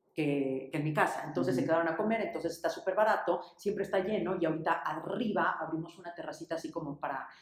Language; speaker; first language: Spanish; native; Spanish